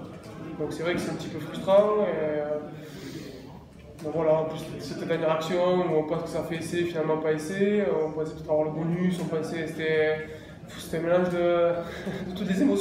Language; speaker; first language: French; native; French